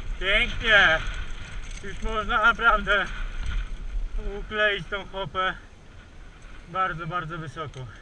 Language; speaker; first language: Polish; native; Polish